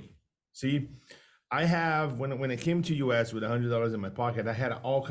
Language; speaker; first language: English; non-native, fluent; Portuguese